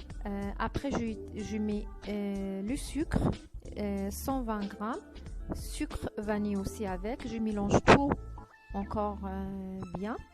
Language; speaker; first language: French; non-native, fluent; Arabic